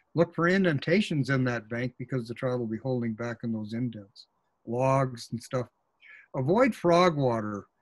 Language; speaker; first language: English; native; English